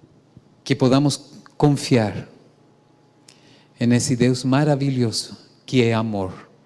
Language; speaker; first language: Portuguese; non-native, fluent; Spanish